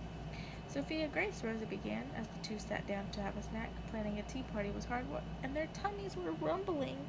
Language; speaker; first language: English; native; English